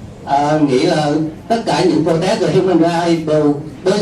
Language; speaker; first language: Vietnamese; native; Vietnamese